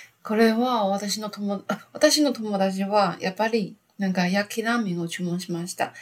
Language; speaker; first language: Japanese; non-native, fluent; Chinese